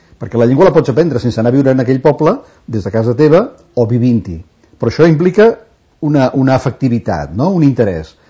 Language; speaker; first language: Catalan; native; Catalan